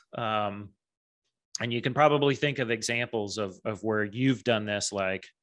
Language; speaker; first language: English; native; English